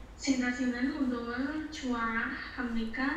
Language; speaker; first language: Korean; non-native, learner; Indonesian